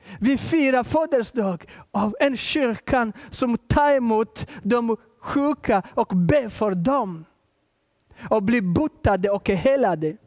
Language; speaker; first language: Swedish; non-native, fluent; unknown